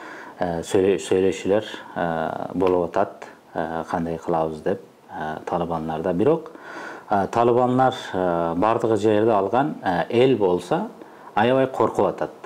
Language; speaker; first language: Kyrgyz; non-native, fluent; Uzbek